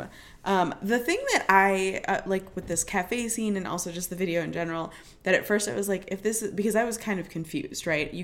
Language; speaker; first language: English; native; English